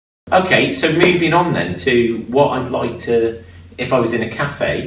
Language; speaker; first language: English; native; English